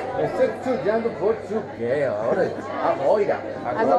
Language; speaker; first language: Spanish; native; Spanish